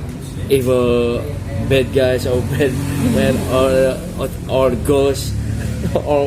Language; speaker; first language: English; non-native, learner; Indonesian